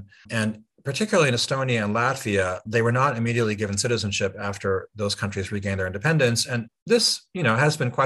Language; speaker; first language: English; native; English